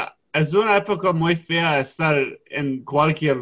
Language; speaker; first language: Spanish; non-native, learner; English